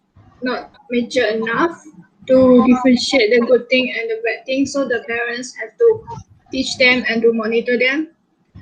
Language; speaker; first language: English; non-native, local second language; Malay